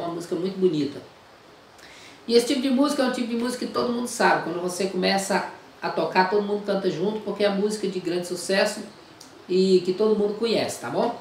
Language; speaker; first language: Portuguese; native; Portuguese